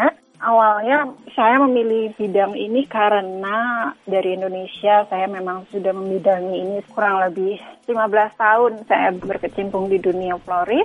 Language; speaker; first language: Indonesian; native; Indonesian